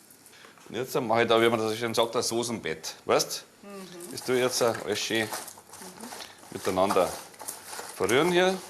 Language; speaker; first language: German; native; German